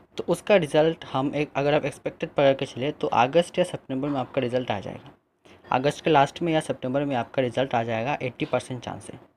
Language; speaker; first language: Hindi; non-native, local second language; Bangla